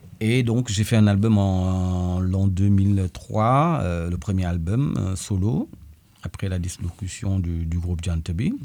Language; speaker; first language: French; non-native, local second language; Wolof